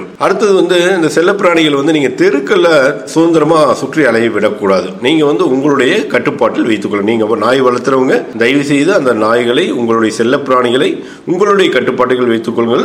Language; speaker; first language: Tamil; native; Tamil